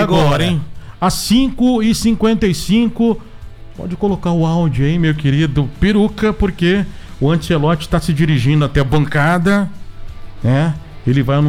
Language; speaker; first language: Portuguese; native; Portuguese